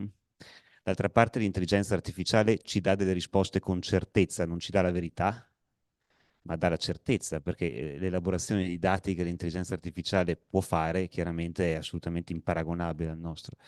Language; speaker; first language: Italian; native; Italian